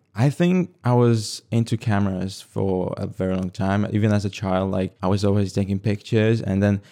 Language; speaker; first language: English; non-native, fluent; Slovak